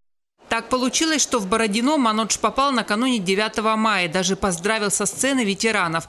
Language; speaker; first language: Russian; native; Russian